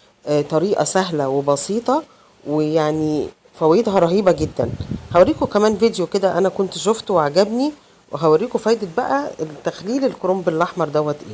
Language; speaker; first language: Arabic; native; Arabic